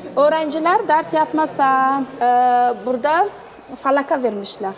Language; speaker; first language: Turkish; non-native, learner; Uzbek